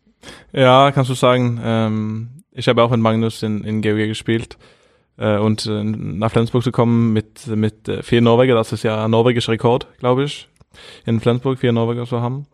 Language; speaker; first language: German; non-native, fluent; Norwegian